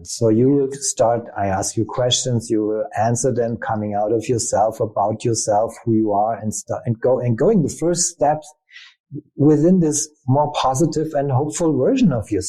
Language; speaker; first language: English; non-native, fluent; German